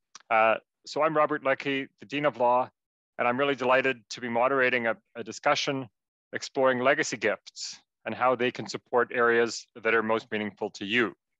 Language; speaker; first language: English; native; English